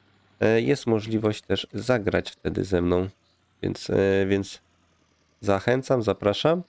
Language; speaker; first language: Polish; native; Polish